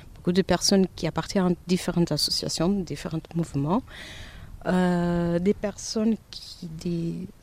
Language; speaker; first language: French; non-native, fluent; Portuguese